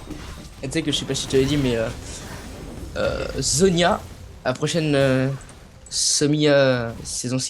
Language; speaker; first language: French; native; French